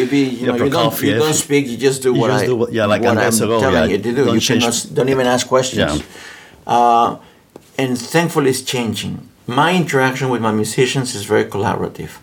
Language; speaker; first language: English; non-native, fluent; Spanish